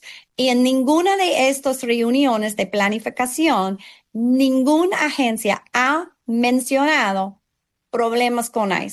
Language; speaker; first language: Spanish; non-native, fluent; English